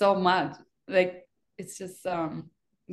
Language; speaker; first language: English; non-native, fluent; German